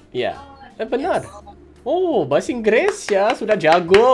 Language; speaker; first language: Indonesian; non-native, fluent; English